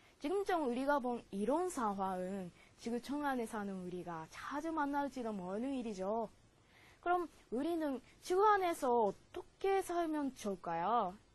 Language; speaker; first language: Korean; non-native, learner; Japanese